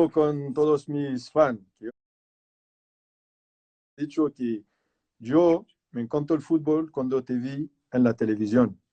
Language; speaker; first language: Spanish; non-native, learner; French